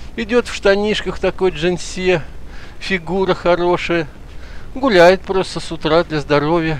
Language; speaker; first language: Russian; native; Russian